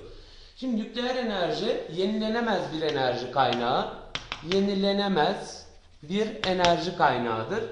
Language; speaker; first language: Turkish; native; Turkish